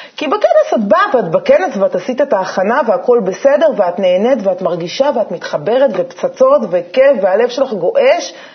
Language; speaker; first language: Hebrew; native; Hebrew